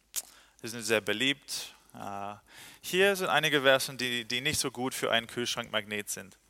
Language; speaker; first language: German; non-native, fluent; English